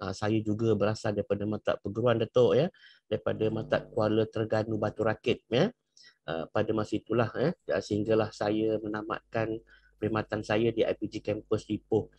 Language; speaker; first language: Malay; native; Malay